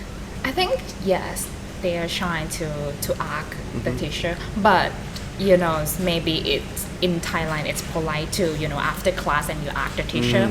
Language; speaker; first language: English; non-native, learner; Thai